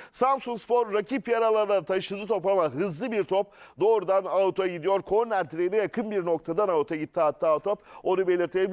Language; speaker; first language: Turkish; native; Turkish